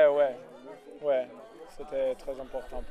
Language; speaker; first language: French; non-native, learner; English